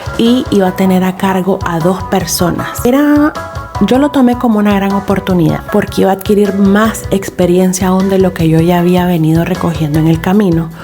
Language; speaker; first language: Spanish; native; Spanish